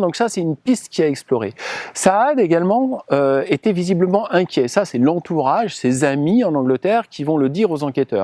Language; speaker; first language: French; native; French